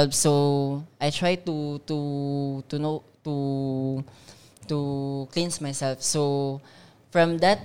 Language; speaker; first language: English; non-native, local second language; Filipino